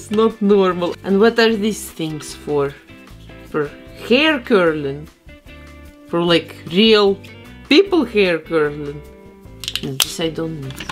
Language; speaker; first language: English; non-native, fluent; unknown